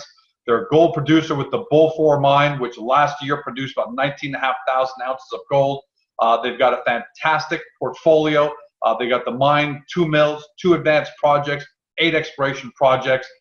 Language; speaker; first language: English; native; English